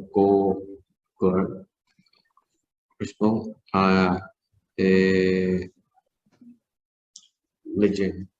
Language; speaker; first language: French; non-native, learner; Vietnamese